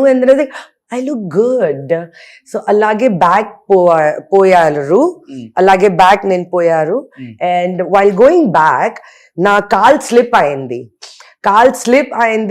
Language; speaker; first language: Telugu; non-native, local second language; Hindi